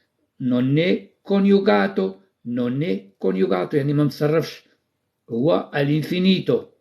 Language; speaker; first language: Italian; non-native, fluent; Arabic